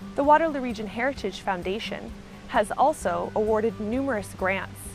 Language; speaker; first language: English; native; English